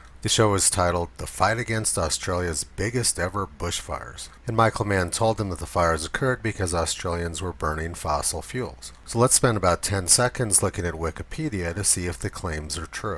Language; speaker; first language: English; native; English